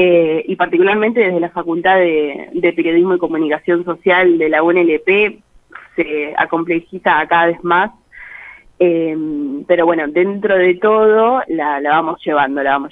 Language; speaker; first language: Spanish; native; Spanish